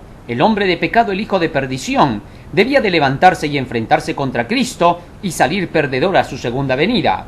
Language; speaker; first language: Spanish; native; Spanish